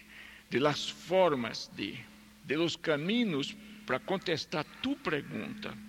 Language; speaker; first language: Spanish; non-native, fluent; Portuguese